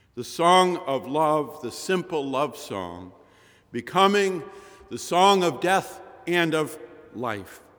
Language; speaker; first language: English; native; English